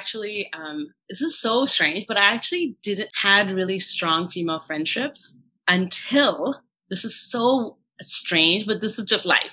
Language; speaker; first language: English; early bilingual, other home language; Telugu